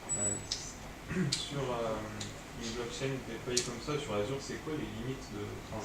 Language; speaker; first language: French; native; French